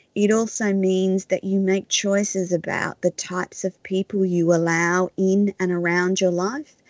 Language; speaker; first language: English; native; English